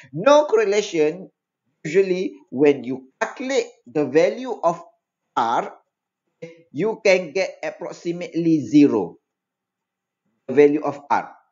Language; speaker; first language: English; non-native, local second language; Malay